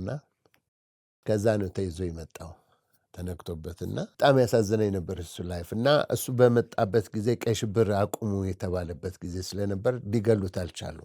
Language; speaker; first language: Amharic; native; Amharic